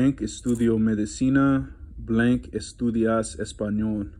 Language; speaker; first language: Spanish; non-native, learner; English